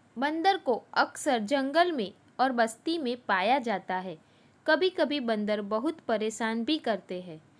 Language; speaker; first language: Hindi; non-native, local second language; Gujarati